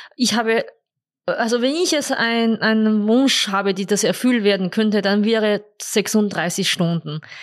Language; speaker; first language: German; non-native, fluent; Chinese